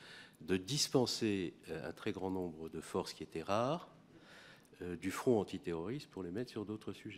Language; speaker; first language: French; native; French